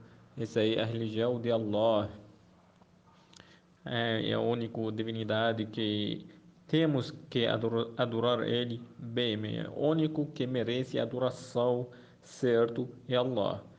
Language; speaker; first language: Portuguese; non-native, fluent; Arabic